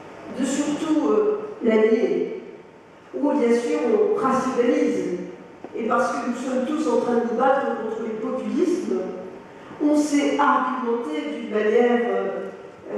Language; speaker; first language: French; native; French